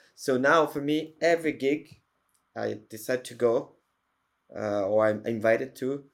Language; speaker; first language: English; non-native, fluent; French